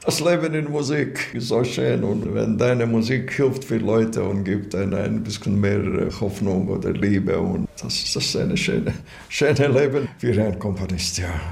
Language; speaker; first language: German; non-native, learner; Latvian